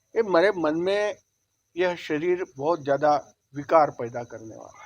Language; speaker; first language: Hindi; non-native, local second language; Marathi